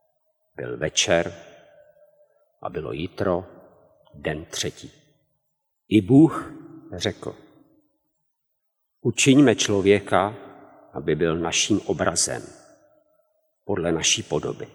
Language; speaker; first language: Czech; native; Czech